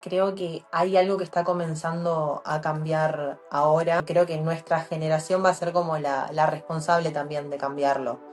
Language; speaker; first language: Spanish; native; Spanish